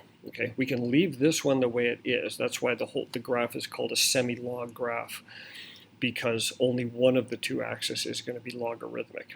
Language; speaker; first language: English; native; English